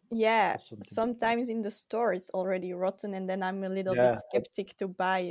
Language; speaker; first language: English; non-native, fluent; Dutch